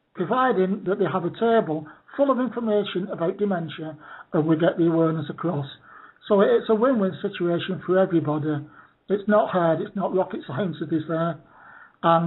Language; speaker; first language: English; native; English